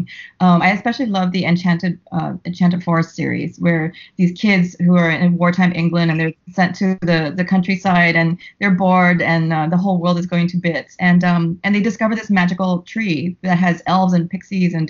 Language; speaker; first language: English; native; English